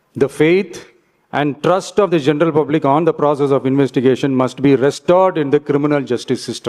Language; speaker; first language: English; non-native, local second language; Tamil